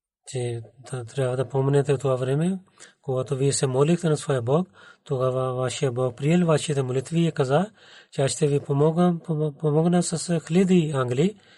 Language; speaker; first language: Bulgarian; non-native, learner; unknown